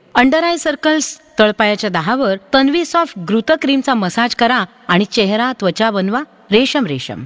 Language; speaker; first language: Marathi; native; Marathi